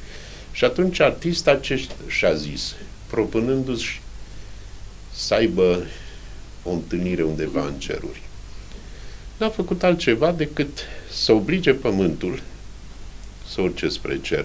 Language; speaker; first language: Romanian; native; Romanian